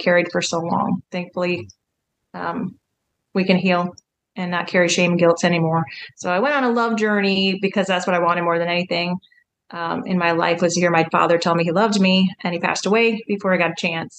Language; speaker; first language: English; native; English